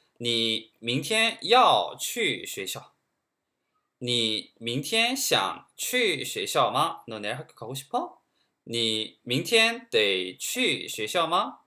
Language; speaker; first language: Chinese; non-native, fluent; Korean